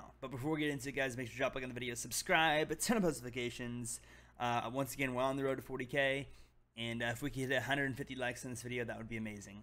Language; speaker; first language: English; native; English